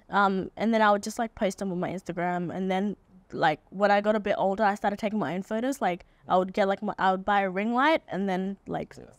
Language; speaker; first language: English; native; English